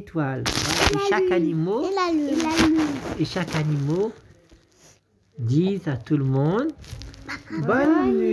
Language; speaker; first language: French; native; French